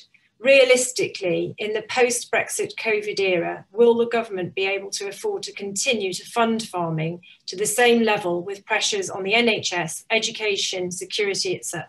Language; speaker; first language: English; native; English